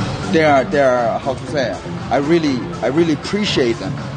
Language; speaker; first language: English; non-native, learner; Korean